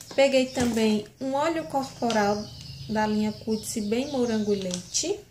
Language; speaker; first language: Portuguese; native; Portuguese